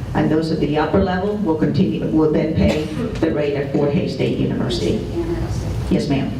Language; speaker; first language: English; non-native, fluent; Spanish